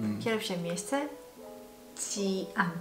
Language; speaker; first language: Polish; non-native, learner; Korean